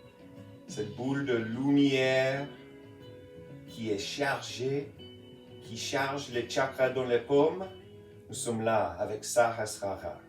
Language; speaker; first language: French; non-native, fluent; English